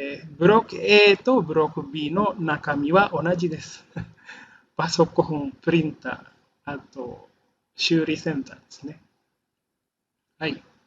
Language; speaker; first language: Japanese; non-native, fluent; Indonesian